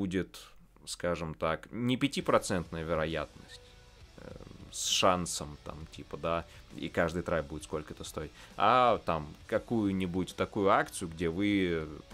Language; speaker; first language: Russian; native; Russian